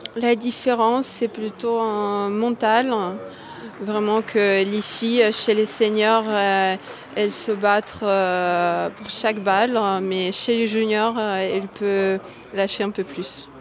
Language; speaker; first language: French; non-native, fluent; Russian